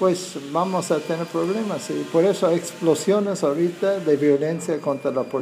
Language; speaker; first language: Spanish; non-native, fluent; English